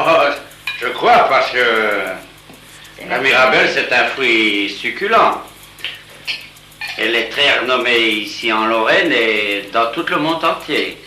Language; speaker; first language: French; native; French